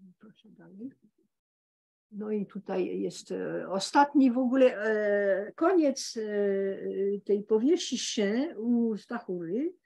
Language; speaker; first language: Polish; early bilingual, heritage; Polish